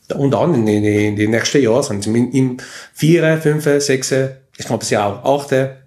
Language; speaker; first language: German; non-native, learner; Italian